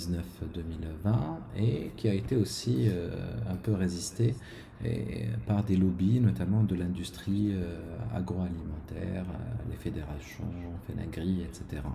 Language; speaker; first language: French; non-native, local second language; Arabic